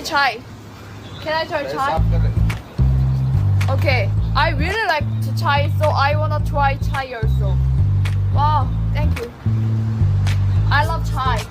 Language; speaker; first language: English; non-native, learner; Korean